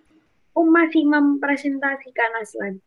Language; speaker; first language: Indonesian; non-native, local second language; English